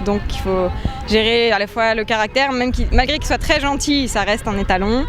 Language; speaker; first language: French; native; French